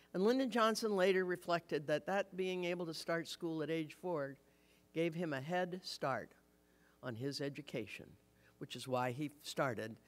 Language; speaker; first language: English; native; English